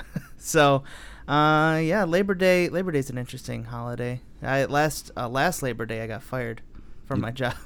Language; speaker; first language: English; native; English